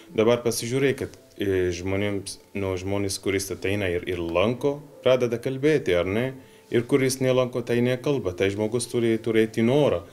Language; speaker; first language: Lithuanian; non-native, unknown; Arabic